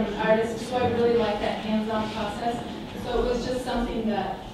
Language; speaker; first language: English; native; English